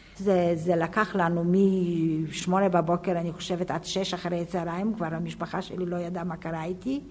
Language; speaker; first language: Hebrew; non-native, fluent; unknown